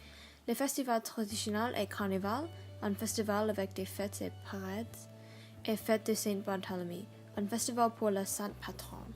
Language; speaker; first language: French; non-native, learner; English